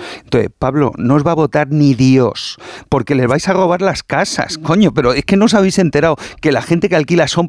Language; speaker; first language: Spanish; native; Spanish